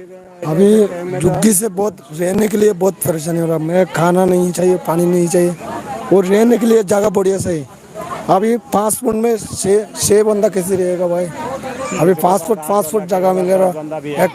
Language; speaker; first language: Hindi; non-native, learner; Rohingya